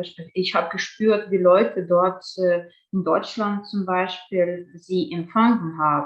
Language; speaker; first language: German; non-native, fluent; Ukrainian